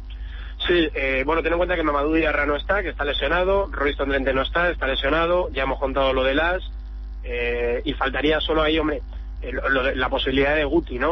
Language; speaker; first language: Spanish; native; Spanish